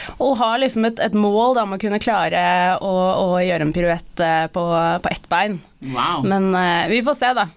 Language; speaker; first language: Norwegian; native; Norwegian